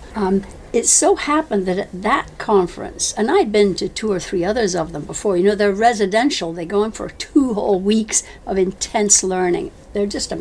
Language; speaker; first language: English; native; English